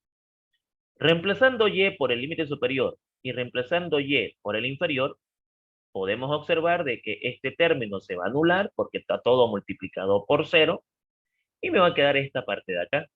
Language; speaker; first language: Spanish; native; Spanish